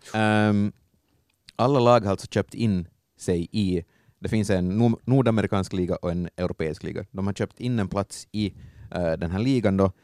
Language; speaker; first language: Swedish; native; Swedish